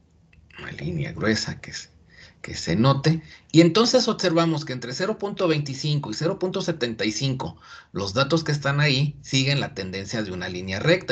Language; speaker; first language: Spanish; native; Spanish